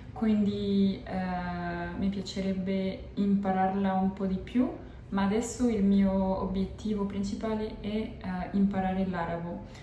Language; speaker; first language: Italian; non-native, fluent; French